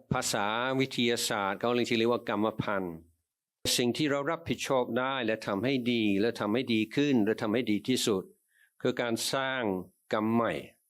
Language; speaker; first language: Thai; non-native, fluent; English